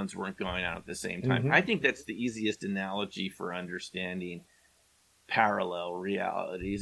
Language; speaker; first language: English; native; English